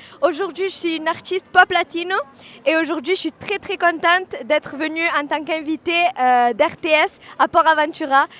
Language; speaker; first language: French; native; French